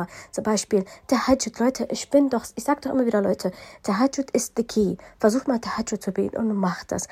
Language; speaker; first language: German; early bilingual, other home language; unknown